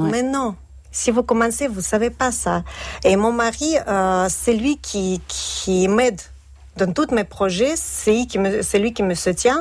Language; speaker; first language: French; non-native, fluent; Russian